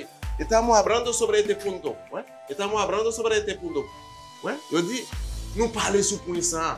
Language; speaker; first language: Spanish; non-native, fluent; Haitian Creole